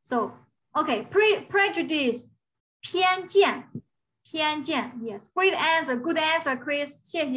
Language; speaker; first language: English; non-native, fluent; Chinese